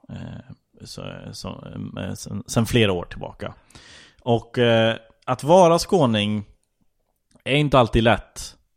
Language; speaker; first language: Swedish; native; Swedish